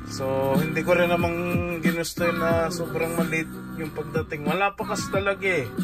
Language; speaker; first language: Filipino; native; Filipino